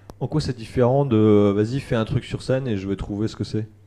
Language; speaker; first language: French; native; French